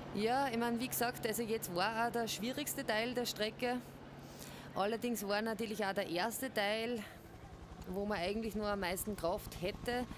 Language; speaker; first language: German; native; German